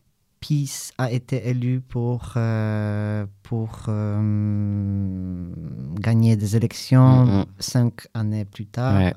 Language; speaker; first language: French; non-native, learner; Polish